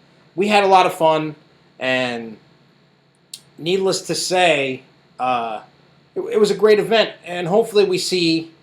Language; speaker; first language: English; native; English